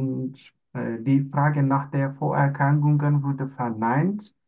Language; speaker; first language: German; non-native, learner; Turkish